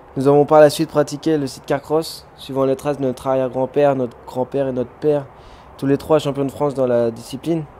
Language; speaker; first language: French; native; French